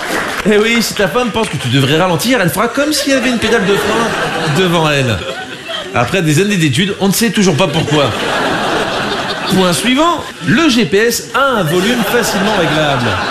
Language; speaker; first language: French; native; French